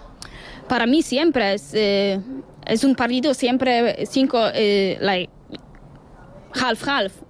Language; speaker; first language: Spanish; non-native, learner; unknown